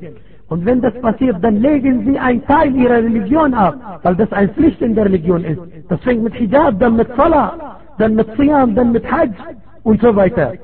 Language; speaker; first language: German; non-native, fluent; Arabic